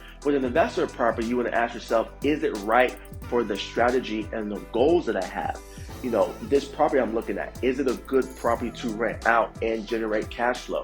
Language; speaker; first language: English; native; English